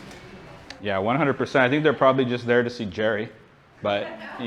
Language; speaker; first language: English; native; English